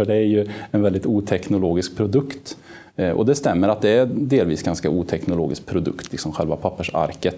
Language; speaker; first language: Swedish; native; Swedish